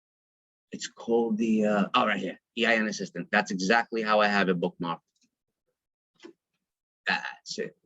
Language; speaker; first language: English; native; English